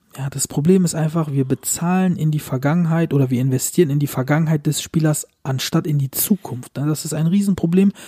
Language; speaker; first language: German; early bilingual, other home language; Turkish